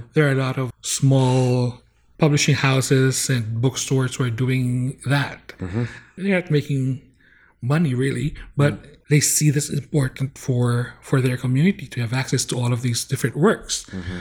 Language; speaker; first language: English; non-native, local second language; Bikol